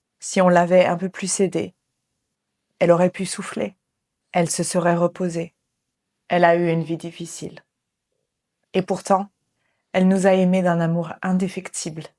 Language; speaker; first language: French; native; French